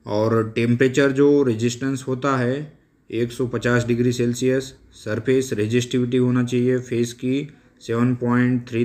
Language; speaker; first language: Hindi; non-native, local second language; Marathi